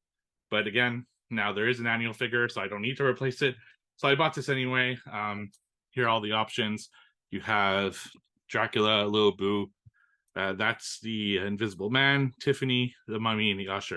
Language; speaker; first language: English; native; English